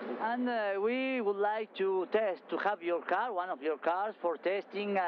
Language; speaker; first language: English; non-native, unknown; Italian